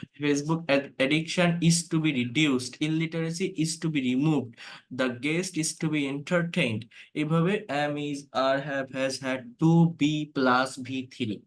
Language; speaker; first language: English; non-native, fluent; Bangla